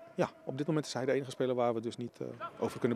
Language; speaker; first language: Dutch; native; Dutch